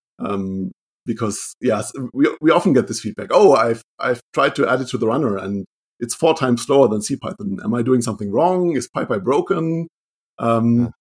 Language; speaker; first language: English; non-native, fluent; German